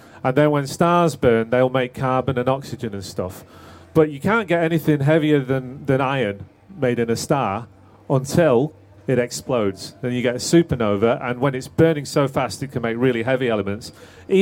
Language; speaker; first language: English; native; English